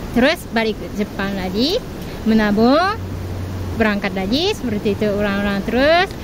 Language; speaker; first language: Indonesian; non-native, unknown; Japanese